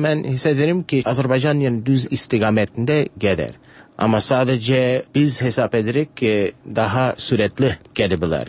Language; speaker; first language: Turkish; non-native, fluent; English